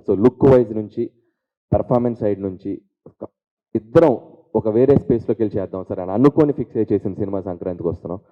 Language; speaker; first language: Telugu; native; Telugu